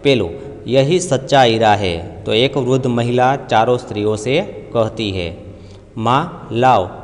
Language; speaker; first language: Hindi; non-native, local second language; Gujarati